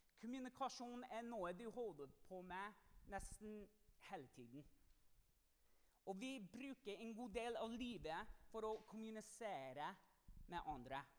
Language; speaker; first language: Norwegian; non-native, fluent; English